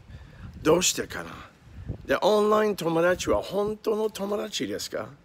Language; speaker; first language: Japanese; non-native, learner; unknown